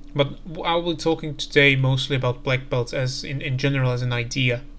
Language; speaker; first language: English; non-native, fluent; Slovak